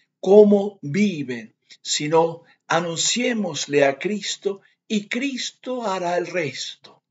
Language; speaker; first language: Spanish; native; Spanish